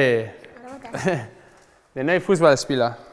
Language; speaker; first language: German; non-native, learner; Spanish